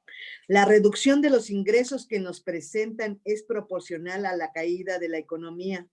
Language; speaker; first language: Spanish; native; Spanish